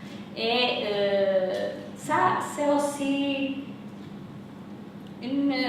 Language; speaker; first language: French; non-native, fluent; Portuguese